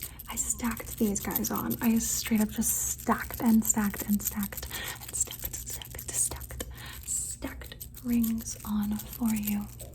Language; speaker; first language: English; early bilingual, other home language; Spanish